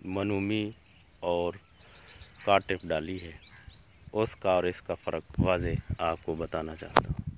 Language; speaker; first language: Urdu; non-native, local second language; Punjabi